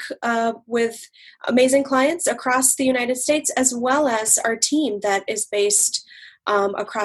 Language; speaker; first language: English; native; English